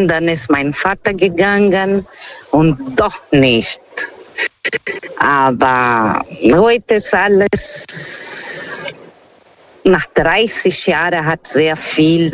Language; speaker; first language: German; non-native, fluent; Portuguese